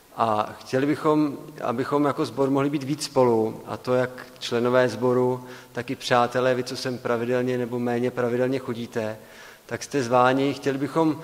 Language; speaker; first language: Czech; native; Czech